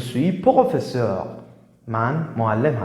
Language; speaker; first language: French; non-native, learner; Persian